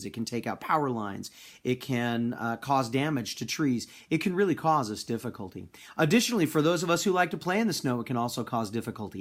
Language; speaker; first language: English; native; English